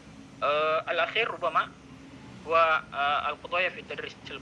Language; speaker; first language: Arabic; non-native, learner; Indonesian